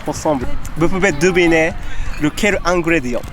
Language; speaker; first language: French; non-native, learner; Japanese